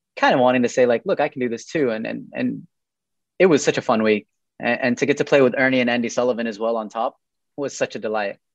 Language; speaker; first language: English; early bilingual, other home language; Arabic